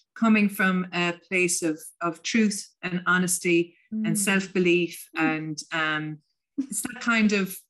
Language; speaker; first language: English; native; English